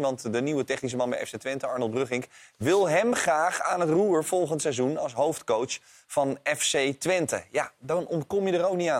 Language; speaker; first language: Dutch; native; Dutch